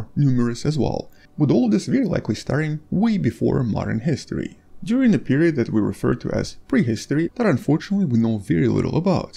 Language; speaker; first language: English; non-native, fluent; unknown